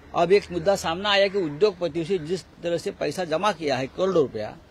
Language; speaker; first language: Hindi; non-native, local second language; Marathi